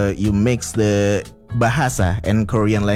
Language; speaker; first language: English; non-native, fluent; Indonesian